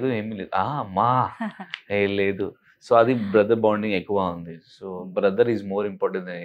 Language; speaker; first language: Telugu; non-native, local second language; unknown